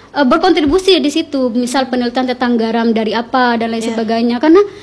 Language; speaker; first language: Indonesian; non-native, local second language; Madurese